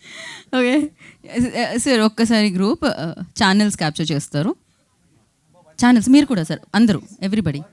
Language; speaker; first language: Telugu; native; Telugu